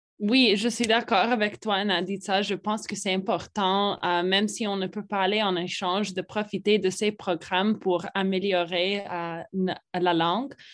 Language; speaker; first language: French; non-native, fluent; English